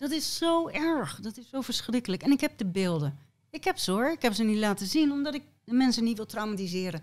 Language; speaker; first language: Dutch; native; Dutch